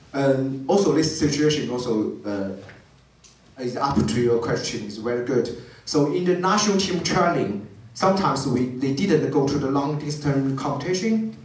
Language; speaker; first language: English; non-native, learner; Chinese